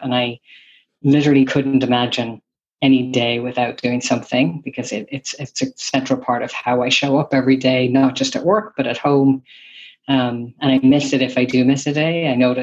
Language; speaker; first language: English; native; English